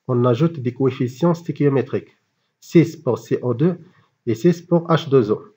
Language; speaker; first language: French; non-native, local second language; Arabic